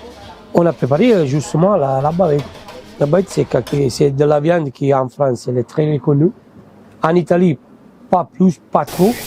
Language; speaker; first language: French; non-native, fluent; Italian